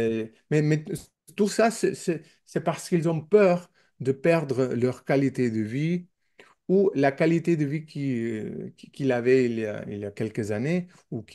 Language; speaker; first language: French; non-native, learner; English